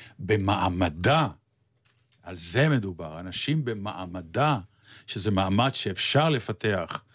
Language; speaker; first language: Hebrew; native; Hebrew